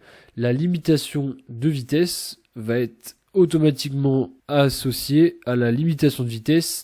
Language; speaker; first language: French; native; French